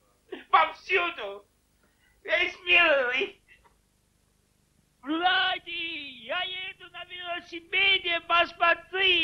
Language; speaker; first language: Russian; non-native, local second language; Estonian